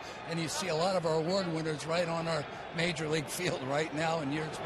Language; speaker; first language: English; native; English